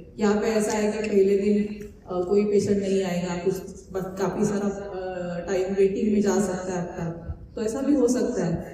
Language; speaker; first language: Hindi; non-native, local second language; Marathi